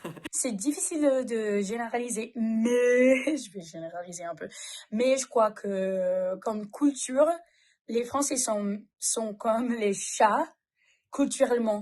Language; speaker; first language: French; non-native, fluent; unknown